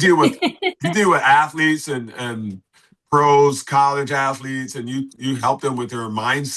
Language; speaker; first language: English; native; English